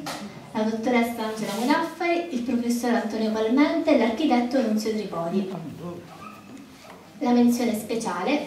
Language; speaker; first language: Italian; native; Italian